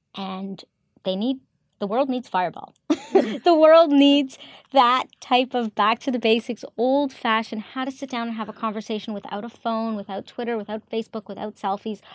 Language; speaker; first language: English; native; English